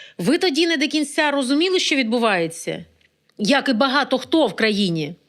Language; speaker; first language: Ukrainian; native; Ukrainian